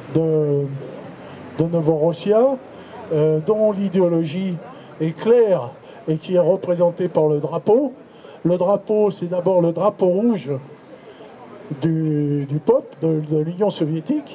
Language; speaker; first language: French; native; French